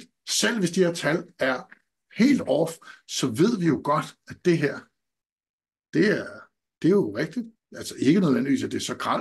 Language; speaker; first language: Danish; native; Danish